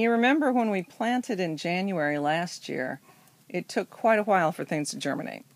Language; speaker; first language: English; native; English